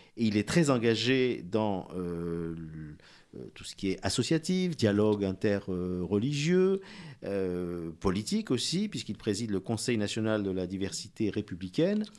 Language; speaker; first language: French; native; French